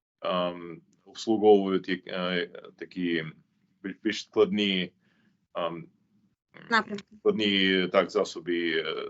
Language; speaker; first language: Ukrainian; non-native, fluent; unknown